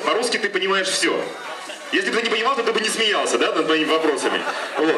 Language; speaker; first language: Russian; native; Russian